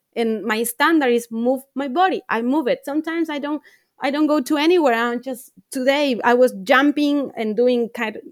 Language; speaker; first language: English; non-native, fluent; Spanish